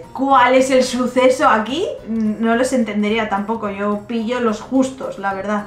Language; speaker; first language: Spanish; native; Spanish